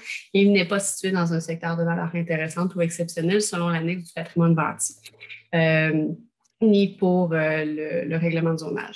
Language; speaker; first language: French; native; French